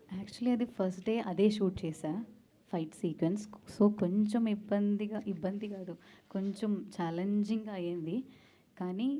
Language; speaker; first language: Telugu; non-native, learner; Malayalam